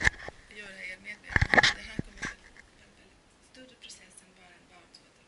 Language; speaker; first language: Swedish; non-native, fluent; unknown